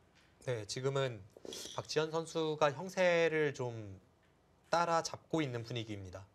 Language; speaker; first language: Korean; native; Korean